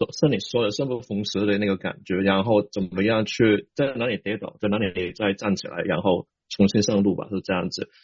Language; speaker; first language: Chinese; non-native, local second language; Cantonese